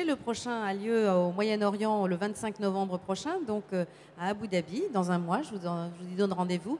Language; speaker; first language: French; native; French